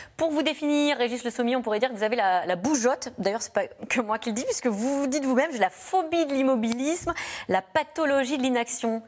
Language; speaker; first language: French; native; French